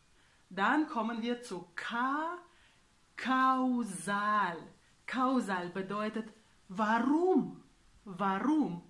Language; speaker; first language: German; non-native, fluent; Russian